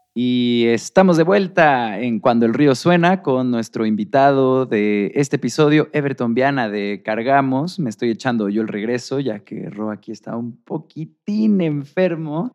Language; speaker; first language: Spanish; native; Spanish